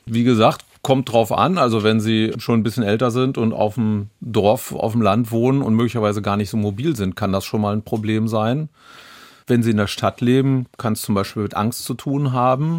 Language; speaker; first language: German; native; German